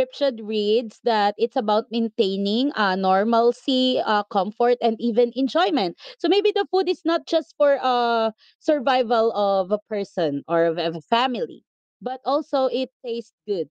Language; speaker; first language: English; non-native, local second language; Filipino